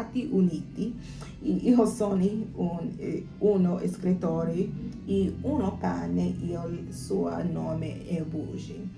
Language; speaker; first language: Italian; non-native, learner; English